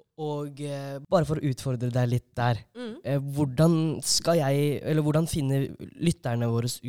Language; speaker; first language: Norwegian; native; Norwegian